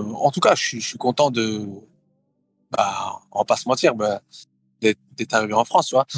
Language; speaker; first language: French; early bilingual, other home language; Thai